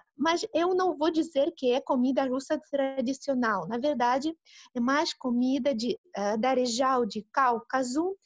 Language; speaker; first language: Portuguese; non-native, fluent; Russian